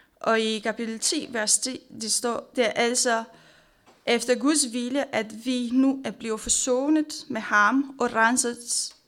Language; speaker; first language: Danish; non-native, fluent; Romanian